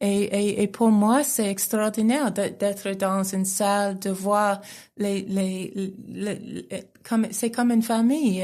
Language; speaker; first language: French; non-native, local second language; English